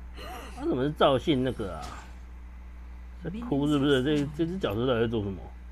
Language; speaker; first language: Chinese; native; Chinese